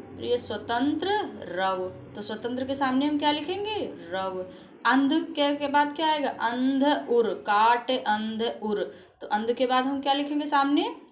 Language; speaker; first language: Hindi; native; Hindi